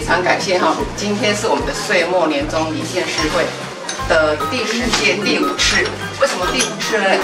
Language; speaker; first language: Chinese; native; Chinese